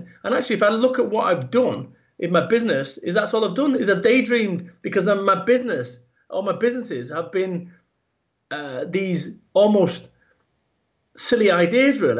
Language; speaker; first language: English; native; English